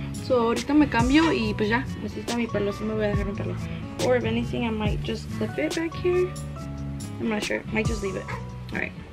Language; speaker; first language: Spanish; early bilingual, heritage; Spanish